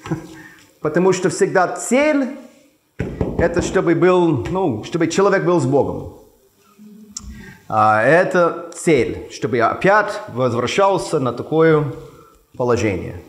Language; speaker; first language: Russian; non-native, fluent; English